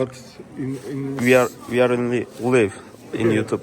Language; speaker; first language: English; non-native, learner; Turkish